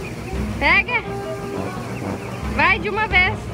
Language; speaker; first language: Portuguese; native; Portuguese